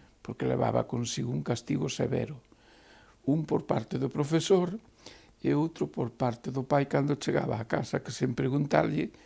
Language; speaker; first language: Galician; native; Galician